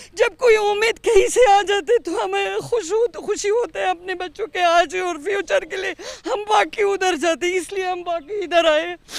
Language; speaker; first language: Hindi; non-native, fluent; Persian